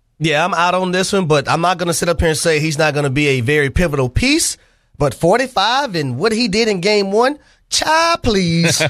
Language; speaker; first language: English; native; English